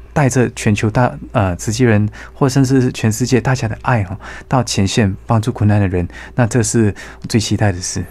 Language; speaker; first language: Chinese; native; Chinese